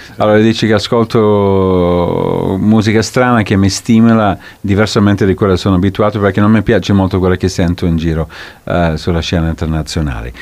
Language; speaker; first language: Italian; non-native, fluent; English